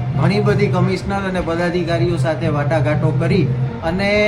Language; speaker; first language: Gujarati; native; Gujarati